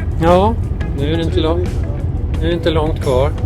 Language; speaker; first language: Swedish; native; Swedish